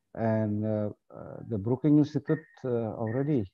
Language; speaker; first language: English; non-native, fluent; Indonesian